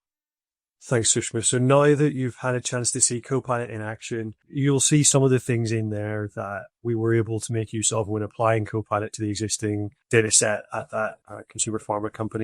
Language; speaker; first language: English; native; English